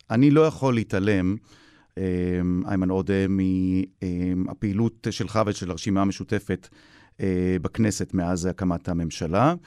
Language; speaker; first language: Hebrew; native; Hebrew